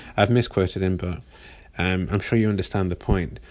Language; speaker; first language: English; native; English